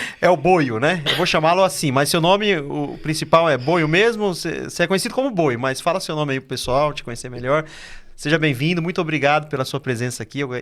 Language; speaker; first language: Portuguese; native; Portuguese